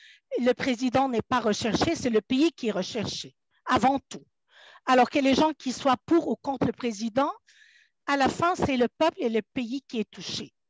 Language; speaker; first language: French; non-native, fluent; Arabic